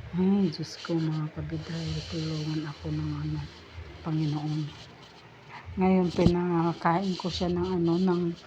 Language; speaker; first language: Filipino; non-native, local second language; Iloko